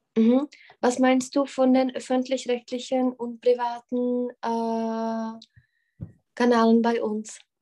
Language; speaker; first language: German; non-native, fluent; Czech